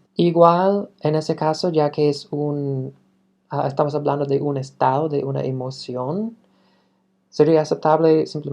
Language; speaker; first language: Spanish; non-native, fluent; English